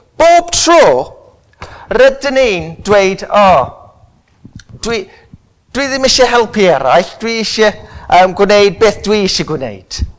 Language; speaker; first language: Welsh; non-native, local second language; English